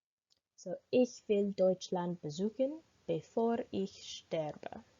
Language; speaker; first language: German; non-native, learner; English